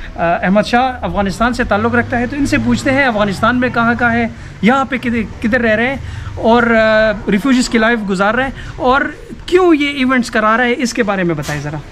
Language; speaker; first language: Urdu; non-native, local second language; Pashto